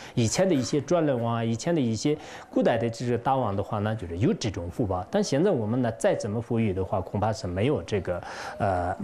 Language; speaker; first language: Chinese; non-native, local second language; Tibetan